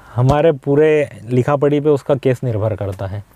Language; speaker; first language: Hindi; native; Hindi